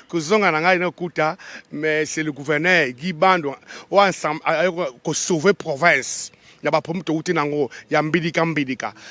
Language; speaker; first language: Lingala; non-native, local second language; Kongo